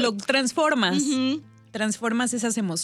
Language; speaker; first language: Spanish; native; Spanish